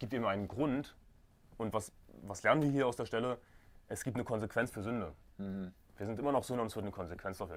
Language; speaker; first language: German; native; German